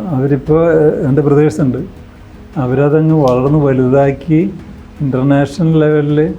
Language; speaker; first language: Malayalam; native; Malayalam